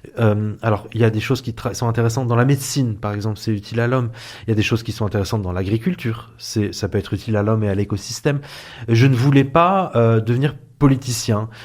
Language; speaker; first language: French; early bilingual, other home language; Arabic